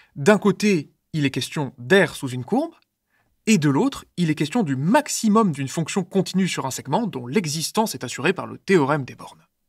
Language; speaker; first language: French; native; French